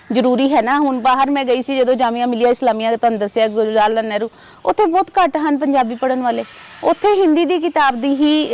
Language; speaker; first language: Punjabi; non-native, local second language; Hindi